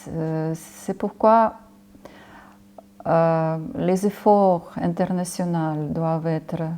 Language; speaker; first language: French; non-native, fluent; Ukrainian